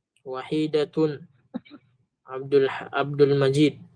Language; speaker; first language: Arabic; non-native, fluent; Filipino